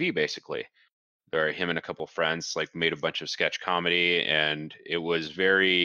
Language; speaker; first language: English; native; English